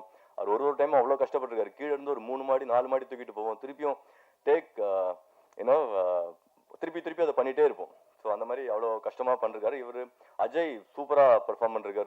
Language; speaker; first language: Tamil; native; Tamil